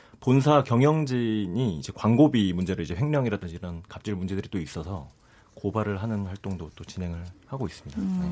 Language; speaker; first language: Korean; native; Korean